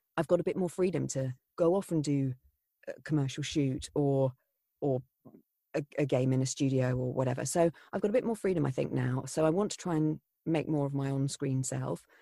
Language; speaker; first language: English; native; English